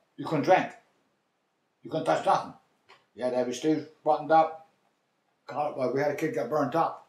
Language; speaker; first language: English; native; English